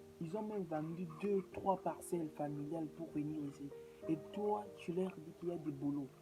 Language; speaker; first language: French; non-native, local second language; Lingala